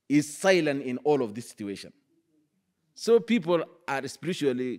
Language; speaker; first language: English; non-native, fluent; Arabic